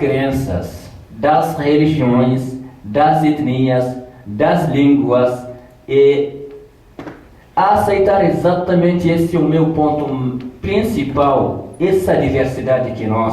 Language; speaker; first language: Portuguese; non-native, fluent; Tamasheq